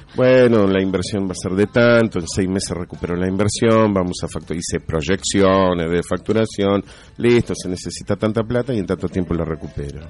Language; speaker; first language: Spanish; native; Spanish